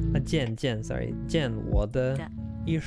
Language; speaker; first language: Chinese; non-native, learner; English